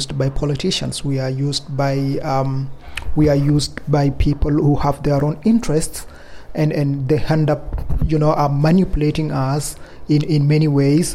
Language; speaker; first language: English; non-native, local second language; Kalenjin